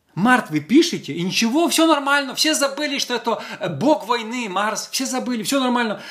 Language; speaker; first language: Russian; non-native, local second language; Ukrainian